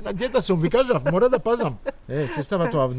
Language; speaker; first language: Macedonian; non-native, fluent; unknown